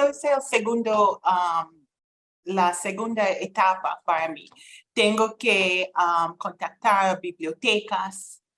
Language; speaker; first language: Spanish; non-native, fluent; English